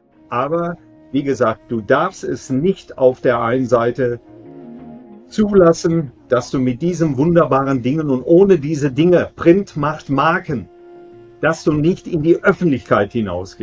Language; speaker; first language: German; native; German